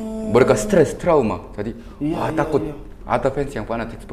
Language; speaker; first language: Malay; non-native, fluent; Korean